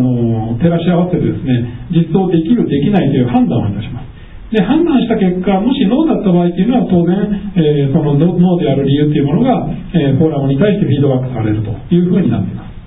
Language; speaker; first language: Japanese; native; Japanese